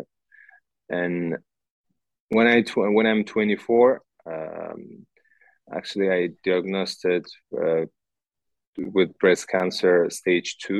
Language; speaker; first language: English; non-native, learner; Uzbek